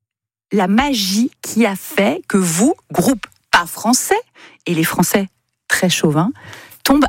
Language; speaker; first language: French; native; French